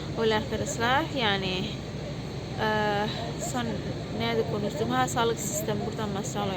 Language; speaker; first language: Turkish; non-native, learner; Indonesian